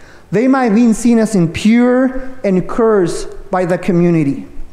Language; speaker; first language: English; non-native, fluent; Spanish